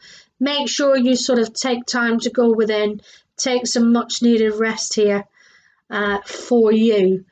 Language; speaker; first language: English; native; English